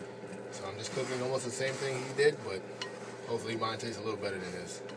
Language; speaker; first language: English; native; English